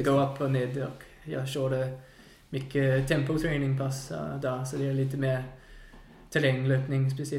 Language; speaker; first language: Swedish; non-native, fluent; English